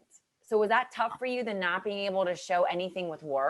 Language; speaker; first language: English; native; English